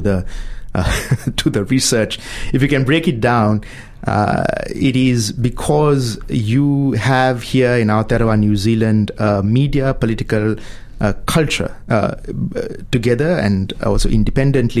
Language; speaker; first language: English; non-native, local second language; Sinhala